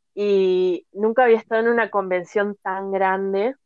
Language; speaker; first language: Spanish; native; Spanish